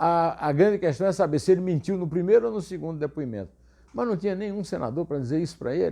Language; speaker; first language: Portuguese; native; Portuguese